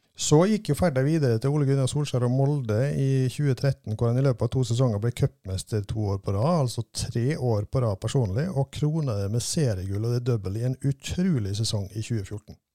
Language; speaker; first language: Norwegian; native; Norwegian